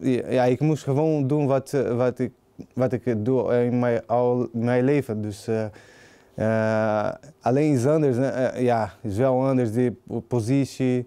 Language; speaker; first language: Dutch; non-native, learner; Portuguese